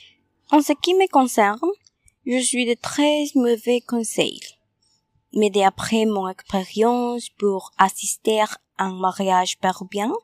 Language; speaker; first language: French; non-native, learner; Spanish